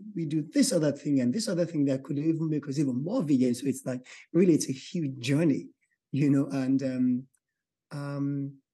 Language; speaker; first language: English; non-native, local second language; Yoruba